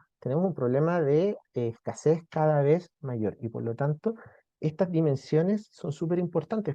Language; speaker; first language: Spanish; native; Spanish